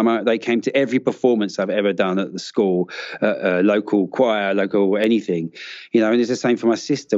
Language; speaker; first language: English; native; English